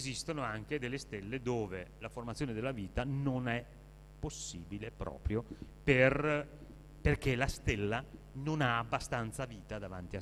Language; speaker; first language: Italian; native; Italian